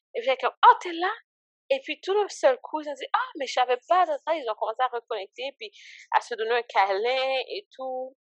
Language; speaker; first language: French; early bilingual, other home language; Haitian Creole